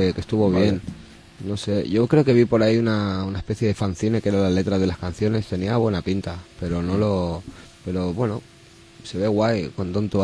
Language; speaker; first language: Spanish; native; Spanish